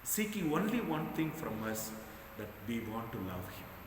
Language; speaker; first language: English; non-native, local second language; Telugu